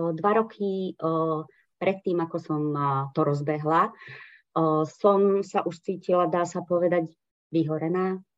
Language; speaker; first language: Slovak; non-native, local second language; Hungarian